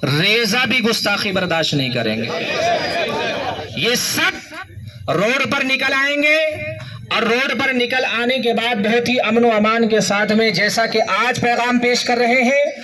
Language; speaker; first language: Urdu; native; Urdu